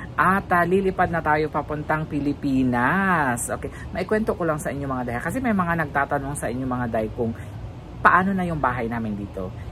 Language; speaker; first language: Filipino; non-native, local second language; Cebuano